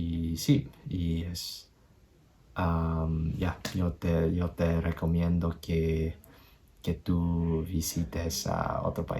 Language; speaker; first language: Spanish; non-native, learner; English